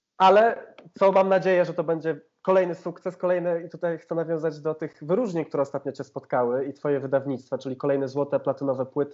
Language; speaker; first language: Polish; native; Polish